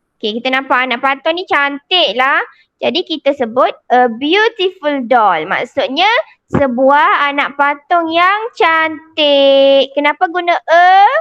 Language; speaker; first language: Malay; native; Malay